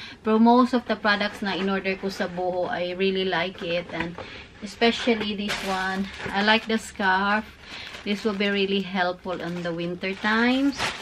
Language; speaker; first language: English; non-native, local second language; Filipino